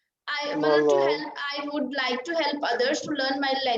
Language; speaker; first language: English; non-native, local second language; Hindi